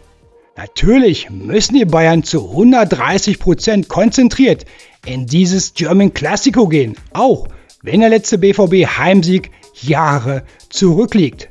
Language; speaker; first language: German; native; German